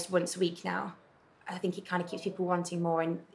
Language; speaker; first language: English; native; English